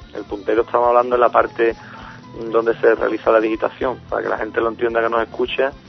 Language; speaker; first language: Spanish; native; Spanish